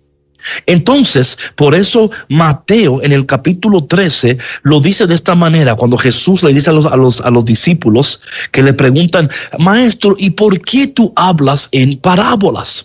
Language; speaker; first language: Spanish; native; Spanish